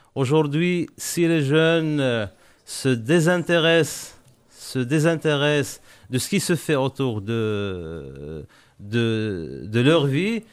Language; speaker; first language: French; non-native, local second language; Arabic